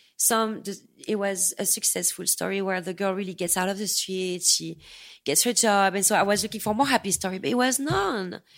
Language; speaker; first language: English; non-native, fluent; French